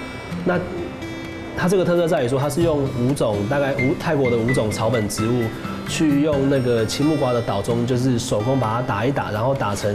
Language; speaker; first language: Chinese; native; Chinese